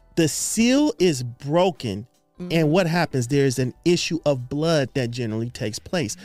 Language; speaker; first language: English; native; English